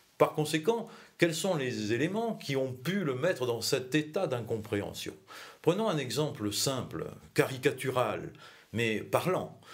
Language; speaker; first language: French; native; French